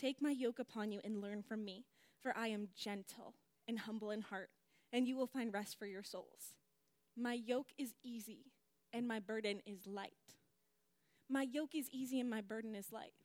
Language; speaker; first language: English; native; English